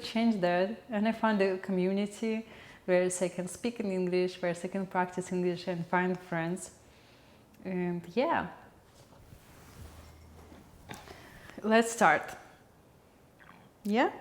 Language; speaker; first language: English; non-native, learner; Russian